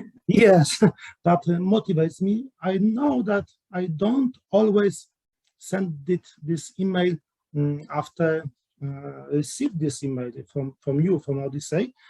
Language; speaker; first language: English; non-native, learner; Polish